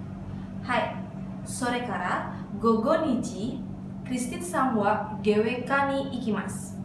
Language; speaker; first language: Japanese; non-native, learner; Indonesian